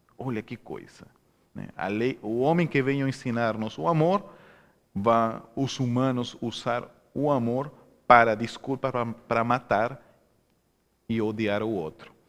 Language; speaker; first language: Portuguese; non-native, fluent; Spanish